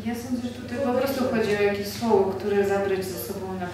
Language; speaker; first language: Polish; non-native, fluent; Georgian